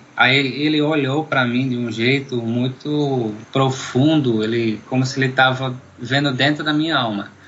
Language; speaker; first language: Portuguese; non-native, fluent; Dutch